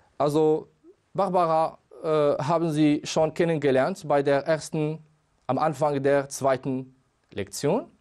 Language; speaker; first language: German; non-native, fluent; Arabic